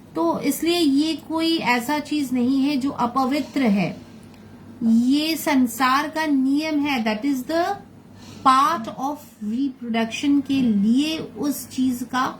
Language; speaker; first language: Hindi; non-native, local second language; Bangla